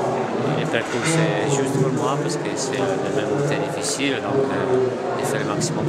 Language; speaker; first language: French; non-native, learner; Italian